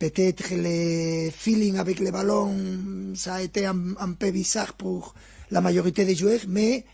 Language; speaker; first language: French; non-native, fluent; Spanish